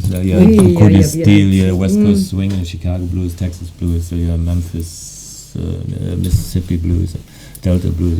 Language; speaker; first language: French; non-native, fluent; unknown